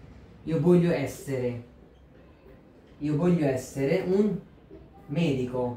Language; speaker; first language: Italian; non-native, fluent; Bangla